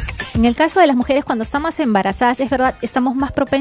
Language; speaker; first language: Spanish; native; Spanish